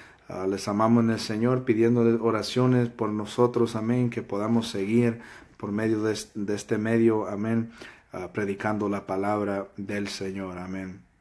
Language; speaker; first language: Spanish; early bilingual, heritage; Spanish